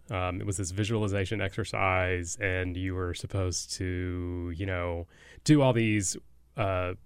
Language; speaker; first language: English; native; English